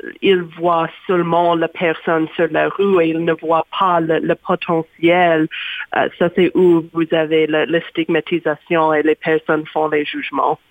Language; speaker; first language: French; non-native, learner; English